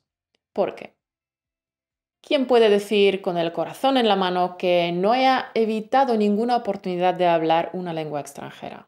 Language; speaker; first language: Spanish; native; Spanish